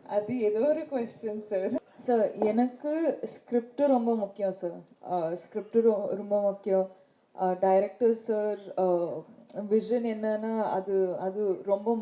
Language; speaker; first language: Tamil; non-native, learner; Kannada